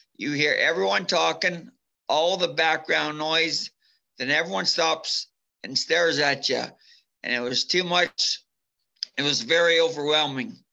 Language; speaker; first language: English; native; English